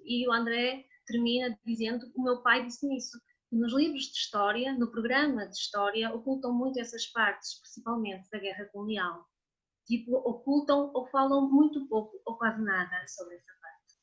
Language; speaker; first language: Portuguese; native; Portuguese